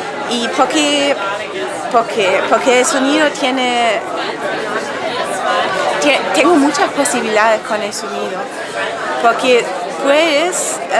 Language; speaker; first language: Spanish; non-native, fluent; German